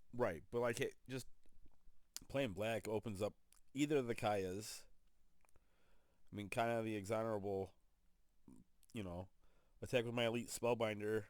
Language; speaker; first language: English; native; English